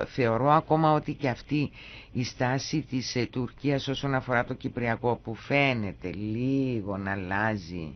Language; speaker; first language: Greek; native; Greek